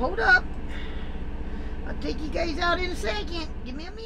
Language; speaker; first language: English; native; English